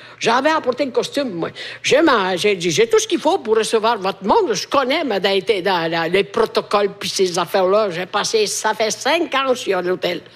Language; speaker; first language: French; non-native, fluent; Italian